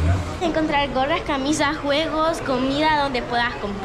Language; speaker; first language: Spanish; native; Spanish